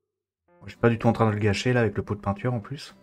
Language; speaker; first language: French; native; French